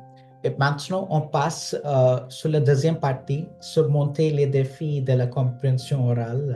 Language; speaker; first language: French; non-native, fluent; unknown